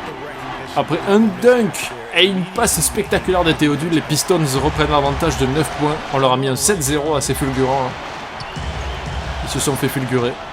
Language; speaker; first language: French; native; French